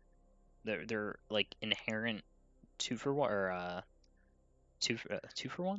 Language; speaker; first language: English; native; English